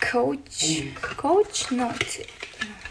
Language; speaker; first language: English; non-native, learner; Russian